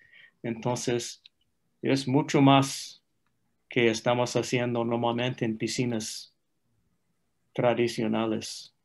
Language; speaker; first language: Spanish; non-native, fluent; English